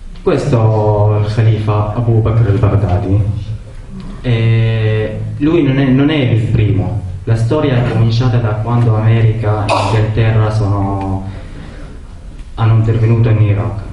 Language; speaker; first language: Italian; non-native, learner; Arabic